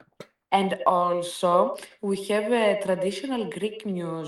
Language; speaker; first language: English; non-native, learner; Greek